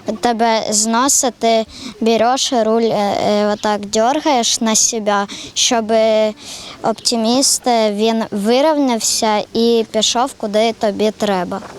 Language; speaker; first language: Ukrainian; non-native, local second language; Russian